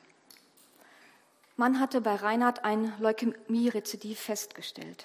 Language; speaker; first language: German; native; German